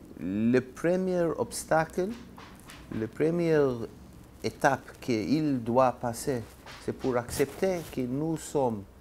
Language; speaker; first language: French; non-native, learner; Hebrew